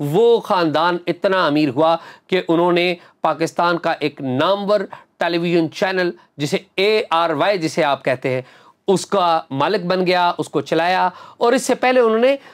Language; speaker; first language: Urdu; native; Urdu